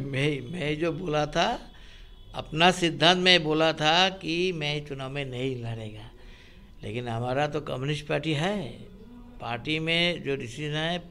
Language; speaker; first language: Hindi; non-native, local second language; Bangla